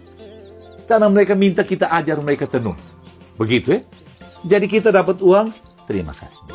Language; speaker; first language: Indonesian; non-native, local second language; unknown